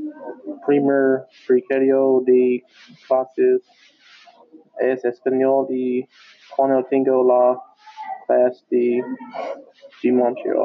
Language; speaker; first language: Spanish; non-native, learner; English